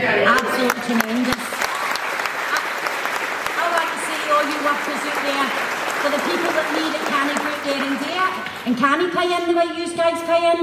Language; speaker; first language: English; native; English